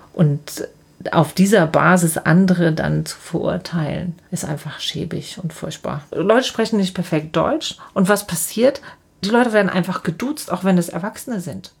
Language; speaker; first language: German; native; German